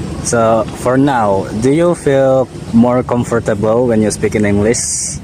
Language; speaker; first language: English; non-native, learner; Indonesian